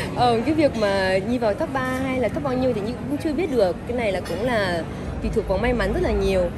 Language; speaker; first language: Vietnamese; early bilingual, heritage; Vietnamese